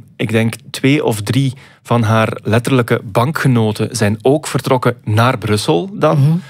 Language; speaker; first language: Dutch; native; Dutch